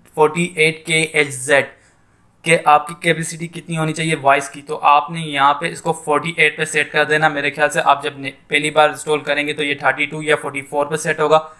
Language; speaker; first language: Hindi; native; Hindi